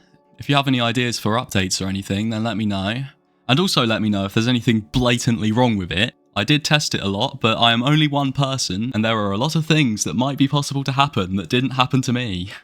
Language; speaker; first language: English; native; English